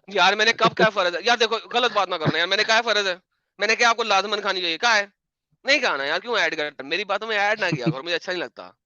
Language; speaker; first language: Urdu; non-native, local second language; Punjabi